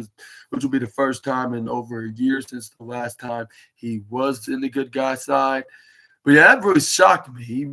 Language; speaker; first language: English; native; English